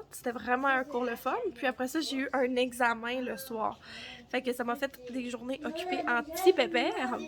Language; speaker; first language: French; native; French